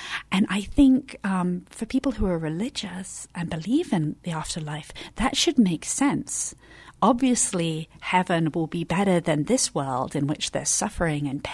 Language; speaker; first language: English; native; English